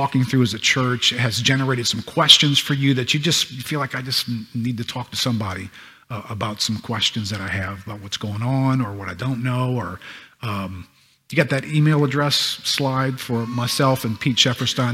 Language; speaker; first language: English; native; English